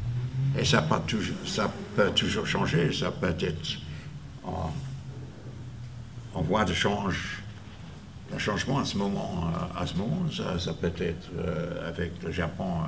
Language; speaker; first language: French; non-native, fluent; English